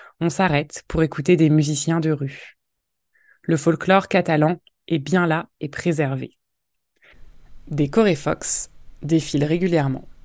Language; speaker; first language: French; native; French